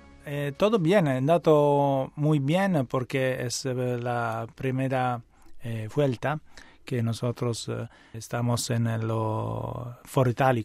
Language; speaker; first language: Spanish; non-native, learner; Italian